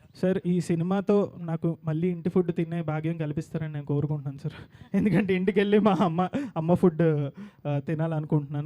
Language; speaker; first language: Telugu; native; Telugu